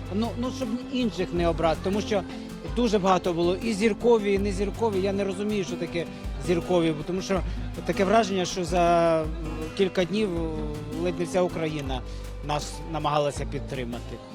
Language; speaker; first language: Ukrainian; native; Ukrainian